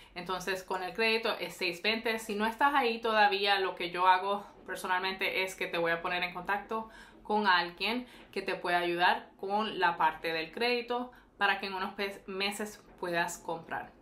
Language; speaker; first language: Spanish; early bilingual, heritage; Spanish